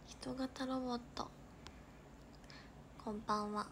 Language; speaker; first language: Japanese; native; Japanese